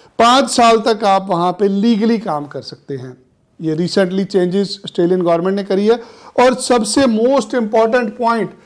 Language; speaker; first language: Hindi; non-native, local second language; Punjabi